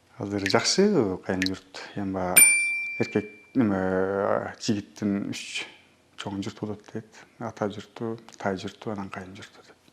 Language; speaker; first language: Kyrgyz; early bilingual, heritage; Kyrgyz